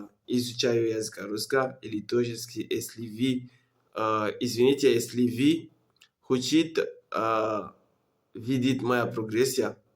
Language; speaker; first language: Russian; non-native, learner; French